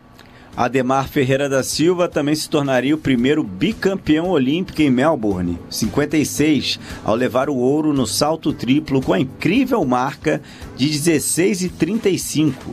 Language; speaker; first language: Portuguese; native; Portuguese